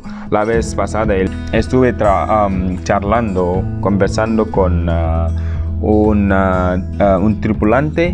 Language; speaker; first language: Spanish; non-native, fluent; Wolof